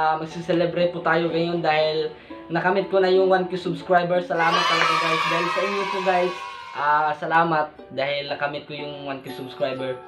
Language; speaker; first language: Filipino; non-native, local second language; Cebuano